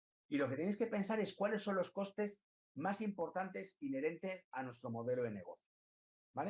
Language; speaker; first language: Spanish; native; Spanish